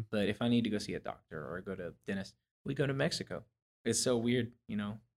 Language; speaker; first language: English; native; English